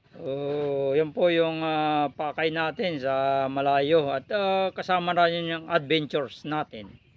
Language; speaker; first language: Filipino; non-native, local second language; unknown